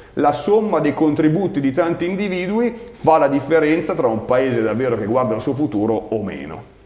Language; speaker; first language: Italian; native; Italian